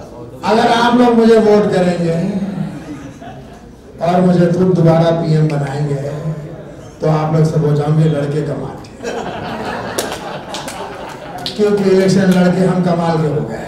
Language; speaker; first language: Hindi; native; Hindi